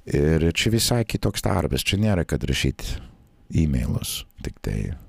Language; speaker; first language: Lithuanian; non-native, fluent; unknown